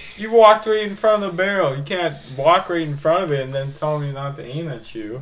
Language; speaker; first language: English; native; English